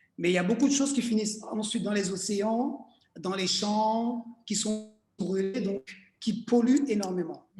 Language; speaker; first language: French; early bilingual, other home language; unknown